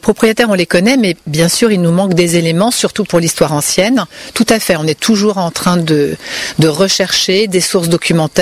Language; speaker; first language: French; native; French